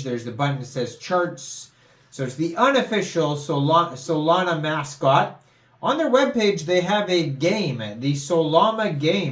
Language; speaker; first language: English; native; English